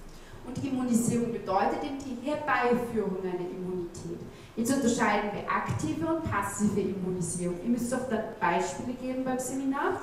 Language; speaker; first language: German; native; German